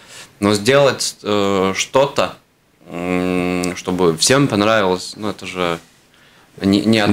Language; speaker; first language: Russian; non-native, fluent; Latvian